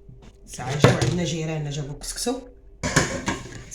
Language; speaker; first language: Arabic; native; Arabic